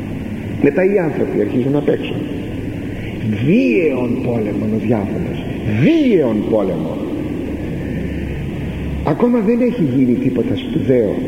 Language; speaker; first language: Greek; native; Greek